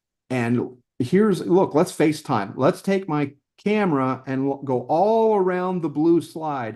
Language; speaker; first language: English; native; English